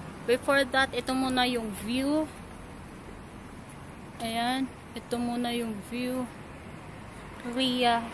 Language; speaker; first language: English; non-native, local second language; Filipino